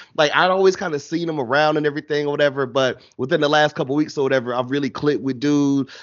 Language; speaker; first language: English; native; English